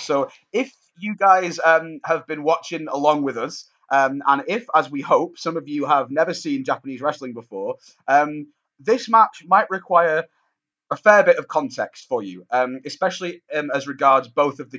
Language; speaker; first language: English; native; English